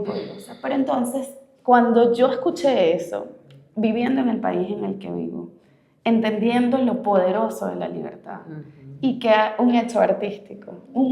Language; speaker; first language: Spanish; native; Spanish